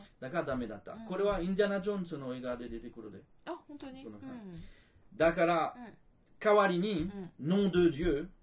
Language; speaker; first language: Japanese; non-native, fluent; French